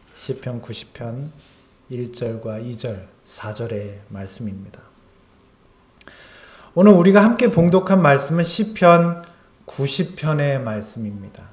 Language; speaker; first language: Korean; native; Korean